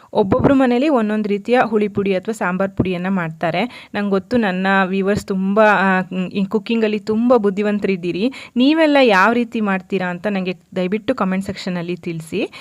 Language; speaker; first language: Kannada; native; Kannada